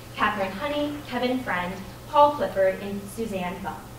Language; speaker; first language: English; native; English